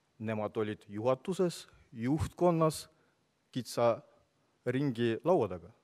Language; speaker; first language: Estonian; non-native, local second language; Russian